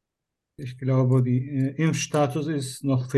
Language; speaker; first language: German; non-native, learner; Turkish